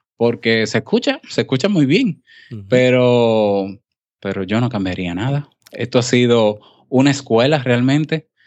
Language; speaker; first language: Spanish; native; Spanish